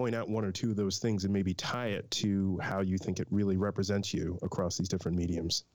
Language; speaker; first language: English; native; English